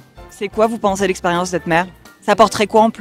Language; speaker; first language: French; native; French